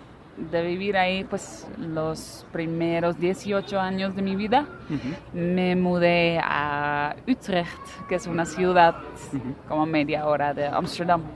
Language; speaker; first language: Spanish; non-native, fluent; Dutch